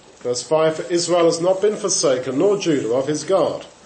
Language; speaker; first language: English; native; English